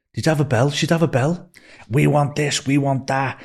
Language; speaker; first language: English; native; English